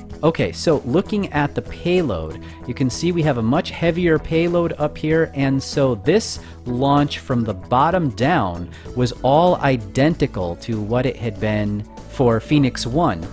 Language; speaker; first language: English; native; English